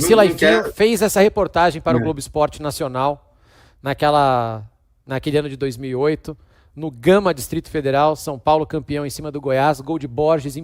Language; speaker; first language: Portuguese; native; Portuguese